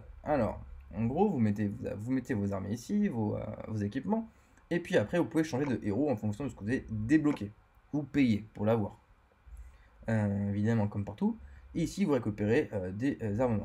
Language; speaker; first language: French; native; French